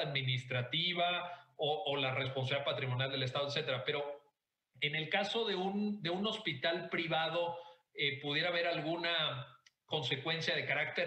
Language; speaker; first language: Spanish; native; Spanish